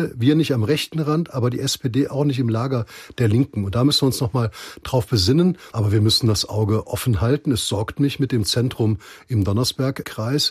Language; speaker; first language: German; native; German